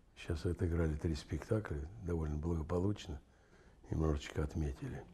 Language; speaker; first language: Russian; native; Russian